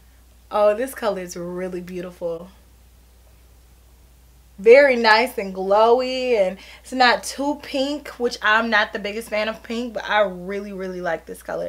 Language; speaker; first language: English; native; English